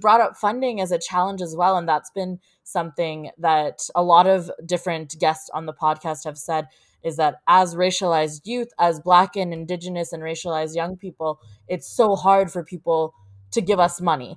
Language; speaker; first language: English; native; English